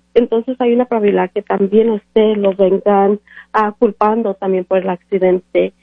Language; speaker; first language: Spanish; early bilingual, other home language; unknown